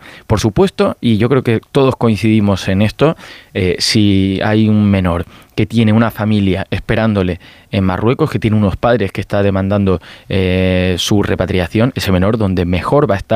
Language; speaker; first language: Spanish; native; Spanish